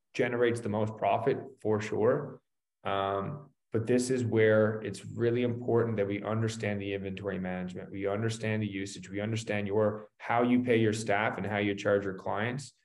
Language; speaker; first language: English; native; English